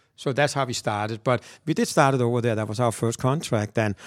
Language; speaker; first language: English; non-native, fluent; Danish